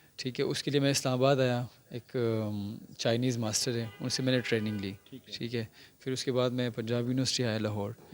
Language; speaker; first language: Urdu; non-native, local second language; Pashto